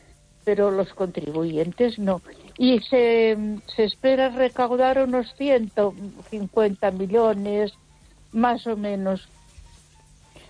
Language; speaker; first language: Spanish; non-native, local second language; Catalan